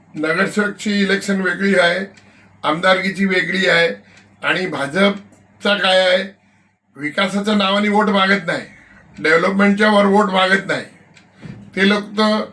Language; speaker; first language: Marathi; non-native, local second language; Gujarati